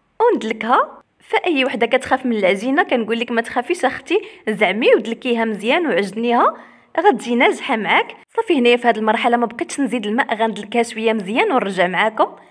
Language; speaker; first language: Arabic; native; Arabic